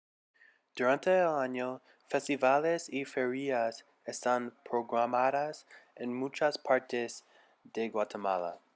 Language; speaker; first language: Spanish; non-native, learner; English